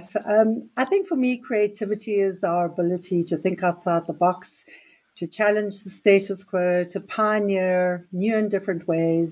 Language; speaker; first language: English; native; English